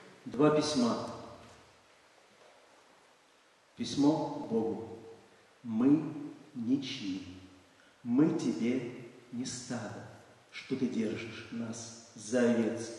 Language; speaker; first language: Russian; native; Russian